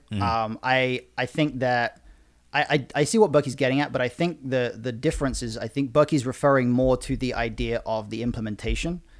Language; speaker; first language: English; native; English